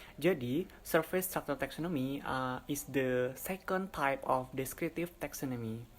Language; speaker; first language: English; non-native, learner; Indonesian